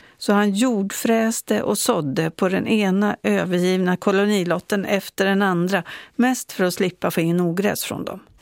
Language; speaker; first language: Swedish; native; Swedish